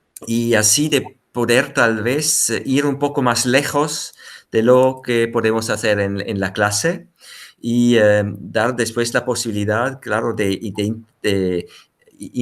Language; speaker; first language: Spanish; non-native, fluent; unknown